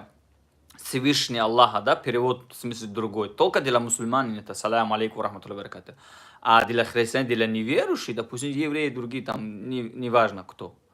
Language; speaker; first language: Russian; non-native, fluent; Tajik